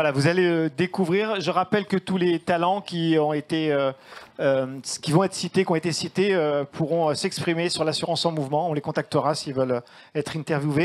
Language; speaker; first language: French; native; French